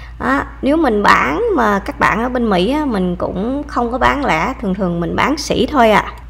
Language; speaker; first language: Vietnamese; early bilingual, heritage; Vietnamese